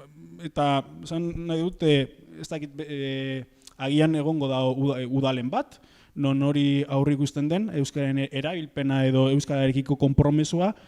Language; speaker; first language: Basque; native; Basque